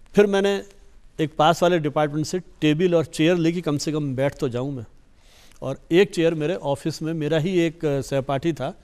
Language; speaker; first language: Hindi; native; Hindi